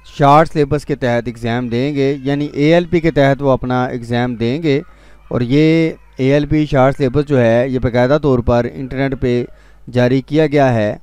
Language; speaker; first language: Urdu; non-native, local second language; Punjabi